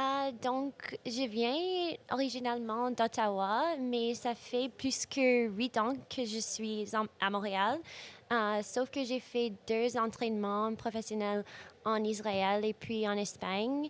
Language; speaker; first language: French; non-native, local second language; English